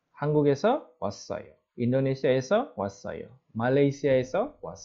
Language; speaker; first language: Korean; non-native, fluent; Indonesian